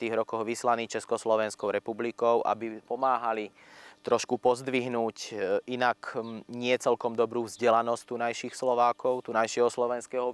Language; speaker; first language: Slovak; native; Slovak